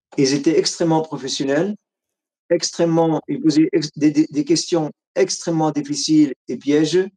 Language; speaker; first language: French; non-native, fluent; Arabic